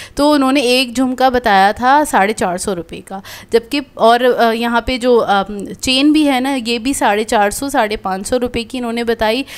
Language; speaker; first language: Hindi; native; Hindi